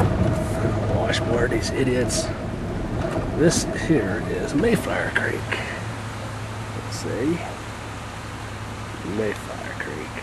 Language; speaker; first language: English; native; English